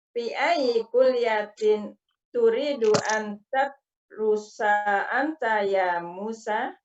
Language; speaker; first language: Arabic; non-native, learner; Indonesian